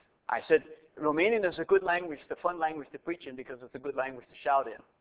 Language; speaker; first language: English; native; English